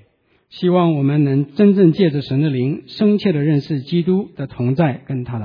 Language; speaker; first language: Chinese; native; Chinese